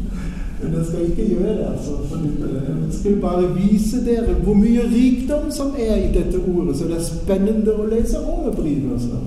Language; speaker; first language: Norwegian; non-native, fluent; German